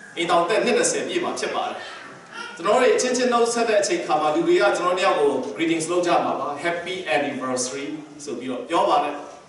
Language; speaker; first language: Burmese; non-native, local second language; Kachin